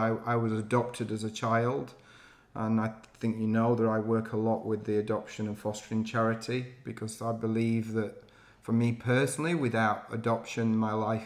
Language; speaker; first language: English; native; English